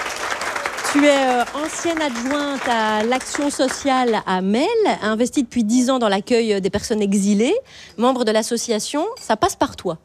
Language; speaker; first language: French; native; French